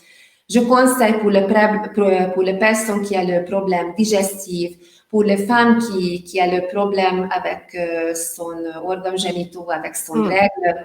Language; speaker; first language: French; non-native, learner; Hungarian